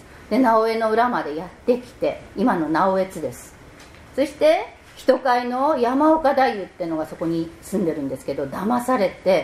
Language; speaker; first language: Japanese; native; Japanese